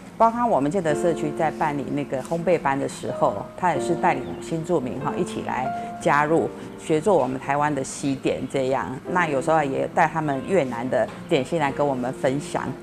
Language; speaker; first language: Chinese; native; Chinese